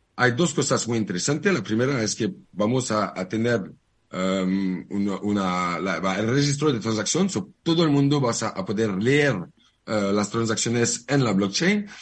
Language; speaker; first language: Spanish; non-native, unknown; French